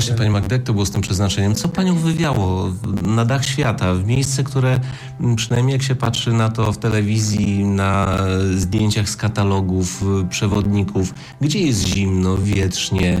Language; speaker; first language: Polish; native; Polish